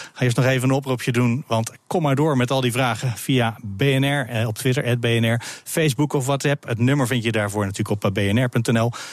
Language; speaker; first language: Dutch; native; Dutch